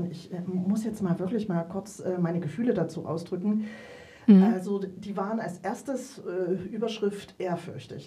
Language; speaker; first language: German; native; German